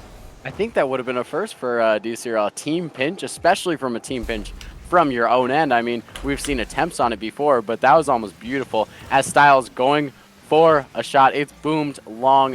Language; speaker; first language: English; native; English